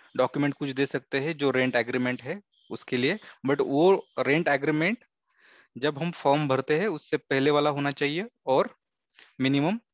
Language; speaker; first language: Hindi; non-native, local second language; Marathi